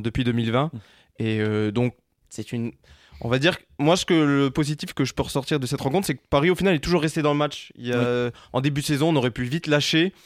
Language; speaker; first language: French; native; French